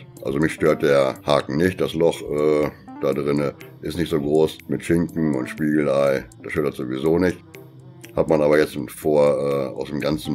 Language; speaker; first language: German; native; German